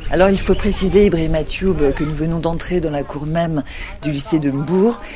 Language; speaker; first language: French; native; French